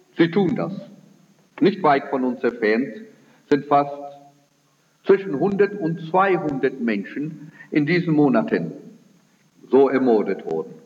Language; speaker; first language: German; early bilingual, heritage; German